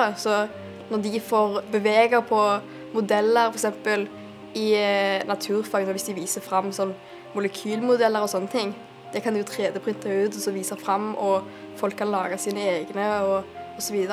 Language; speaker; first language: Norwegian; native; Norwegian